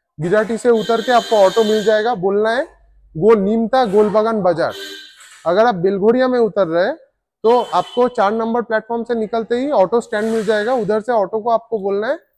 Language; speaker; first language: Hindi; non-native, local second language; Bangla